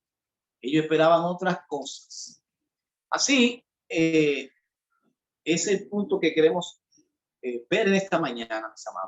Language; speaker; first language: Spanish; native; Spanish